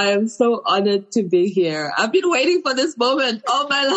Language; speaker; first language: English; non-native, local second language; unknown